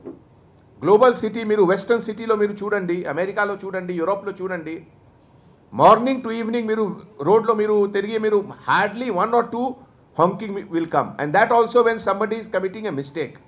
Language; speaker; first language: Telugu; non-native, fluent; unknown